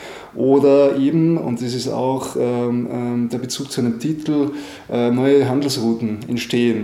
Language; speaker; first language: German; native; German